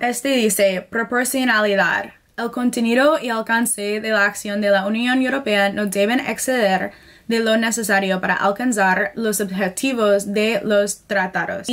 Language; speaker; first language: Spanish; non-native, fluent; English